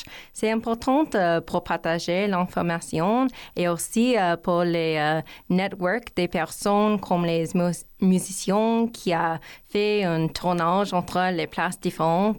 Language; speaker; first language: French; non-native, learner; English